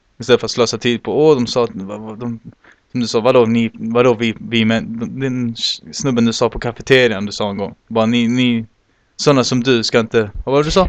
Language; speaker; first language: Swedish; early bilingual, other home language; Spanish